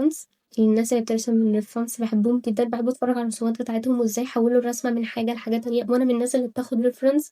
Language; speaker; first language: Arabic; native; Arabic